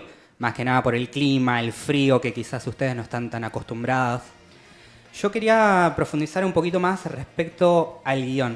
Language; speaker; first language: Spanish; native; Spanish